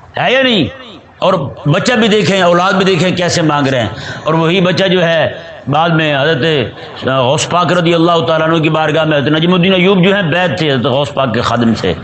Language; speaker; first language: Urdu; non-native, local second language; Punjabi